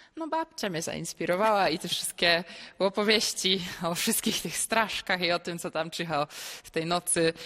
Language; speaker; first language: Polish; native; Polish